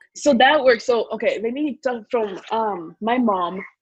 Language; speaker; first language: English; early bilingual, other home language; Kongo